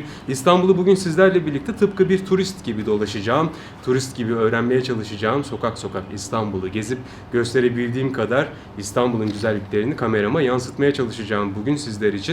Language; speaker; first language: Turkish; native; Turkish